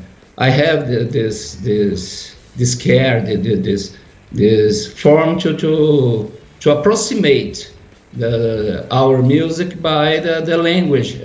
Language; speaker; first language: English; non-native, learner; Portuguese